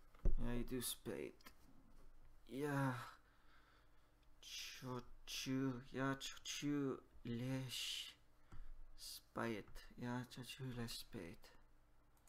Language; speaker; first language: Russian; non-native, learner; English